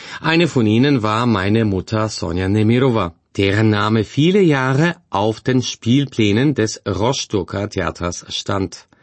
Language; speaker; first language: German; non-native, fluent; Bulgarian